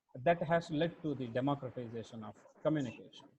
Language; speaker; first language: English; non-native, local second language; Kannada